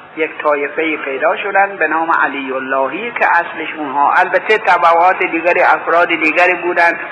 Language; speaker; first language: Persian; native; Persian